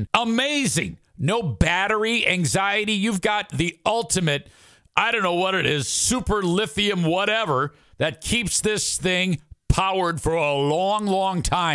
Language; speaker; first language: English; native; English